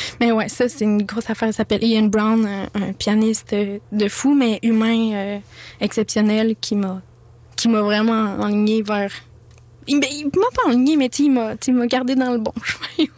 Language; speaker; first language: French; native; French